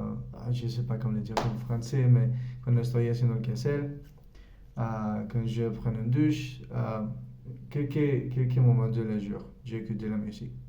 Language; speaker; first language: French; non-native, learner; Spanish